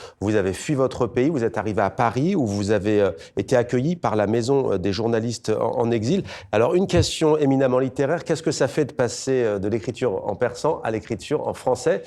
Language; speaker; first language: French; native; French